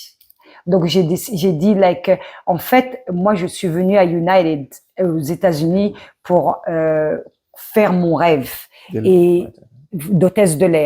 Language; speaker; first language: French; early bilingual, other home language; Arabic